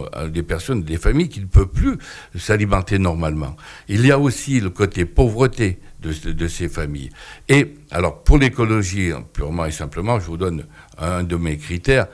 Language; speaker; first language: French; native; French